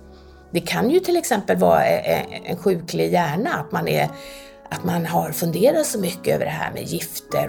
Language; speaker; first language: Swedish; native; Swedish